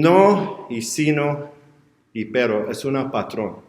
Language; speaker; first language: Spanish; non-native, learner; English